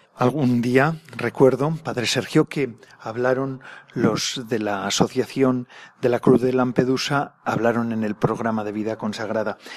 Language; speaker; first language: Spanish; native; Spanish